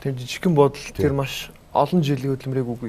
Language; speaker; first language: Mongolian; native; Mongolian